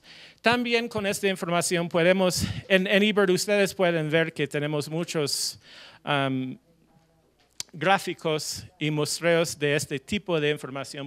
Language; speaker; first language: Spanish; non-native, fluent; English